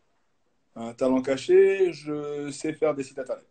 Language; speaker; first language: French; native; French